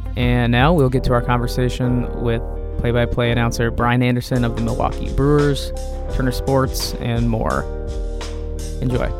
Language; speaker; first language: English; native; English